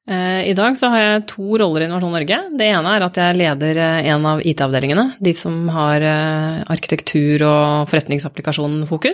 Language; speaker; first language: Norwegian; native; Norwegian